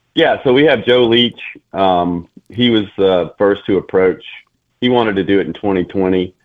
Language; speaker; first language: English; native; English